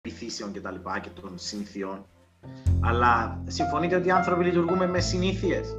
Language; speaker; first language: Greek; native; Greek